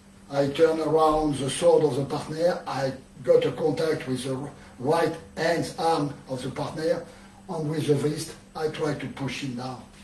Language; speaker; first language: English; non-native, learner; French